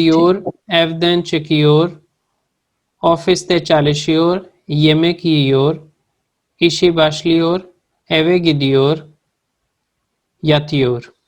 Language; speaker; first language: Turkish; non-native, fluent; Urdu